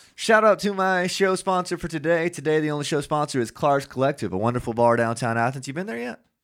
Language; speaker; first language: English; native; English